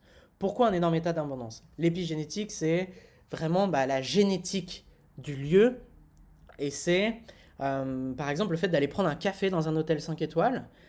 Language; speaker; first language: French; native; French